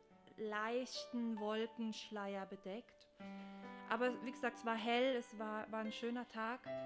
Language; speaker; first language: German; native; German